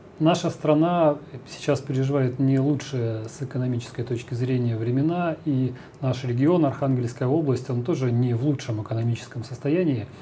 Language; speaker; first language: Russian; native; Russian